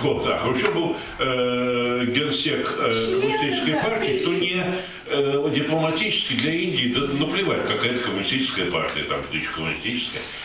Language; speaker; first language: Russian; native; Russian